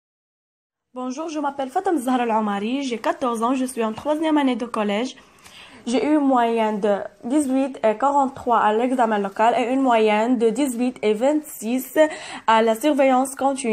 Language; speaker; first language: French; non-native, local second language; Arabic